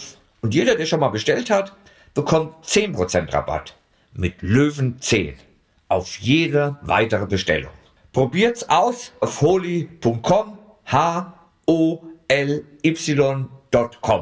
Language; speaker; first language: German; native; German